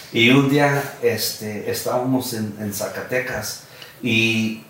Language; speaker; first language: Spanish; early bilingual, heritage; Spanish